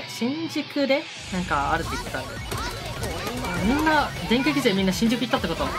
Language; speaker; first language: Japanese; native; Japanese